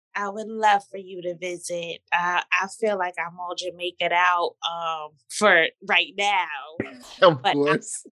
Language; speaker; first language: English; native; English